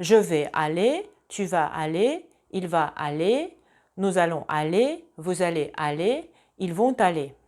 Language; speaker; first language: French; non-native, fluent; Russian